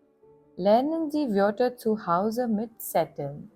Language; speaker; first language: German; non-native, fluent; Gujarati